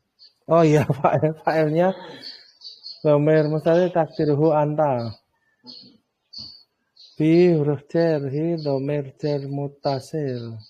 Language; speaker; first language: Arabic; non-native, learner; Indonesian